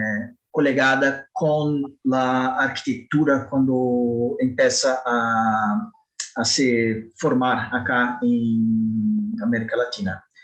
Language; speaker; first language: Spanish; non-native, fluent; Portuguese